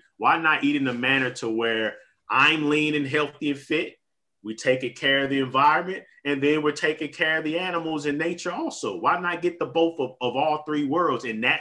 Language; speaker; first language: English; native; English